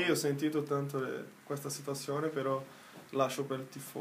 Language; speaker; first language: Italian; non-native, learner; Portuguese